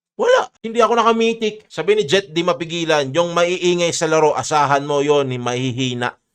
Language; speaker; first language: Filipino; native; Filipino